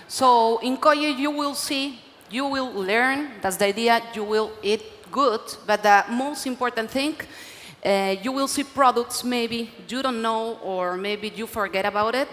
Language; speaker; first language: English; non-native, learner; Spanish